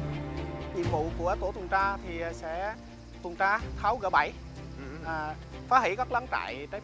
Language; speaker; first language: Vietnamese; native; Vietnamese